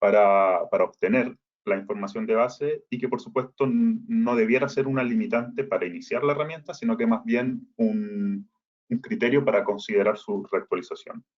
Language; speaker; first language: Spanish; native; Spanish